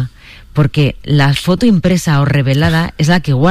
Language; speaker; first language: Spanish; native; Spanish